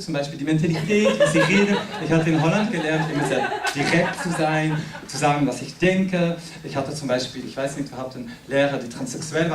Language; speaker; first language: German; non-native, fluent; French